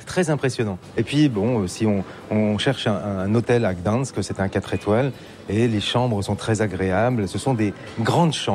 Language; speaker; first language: French; native; French